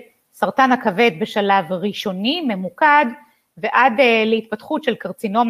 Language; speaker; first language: Hebrew; native; Hebrew